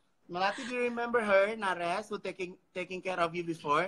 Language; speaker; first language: English; non-native, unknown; Indonesian